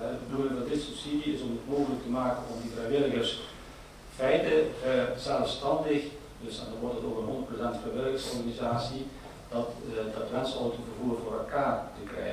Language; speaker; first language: Dutch; native; Dutch